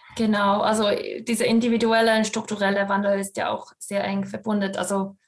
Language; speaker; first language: German; non-native, fluent; English